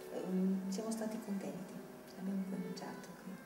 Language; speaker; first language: Italian; non-native, fluent; German